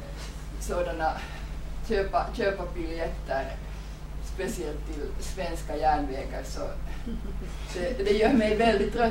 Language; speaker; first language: Swedish; non-native, fluent; Finnish